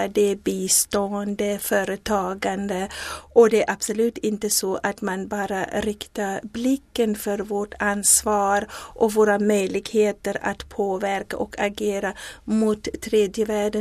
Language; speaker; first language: Swedish; non-native, fluent; Zulu